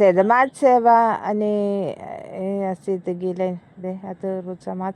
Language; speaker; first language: Hebrew; non-native, learner; Malayalam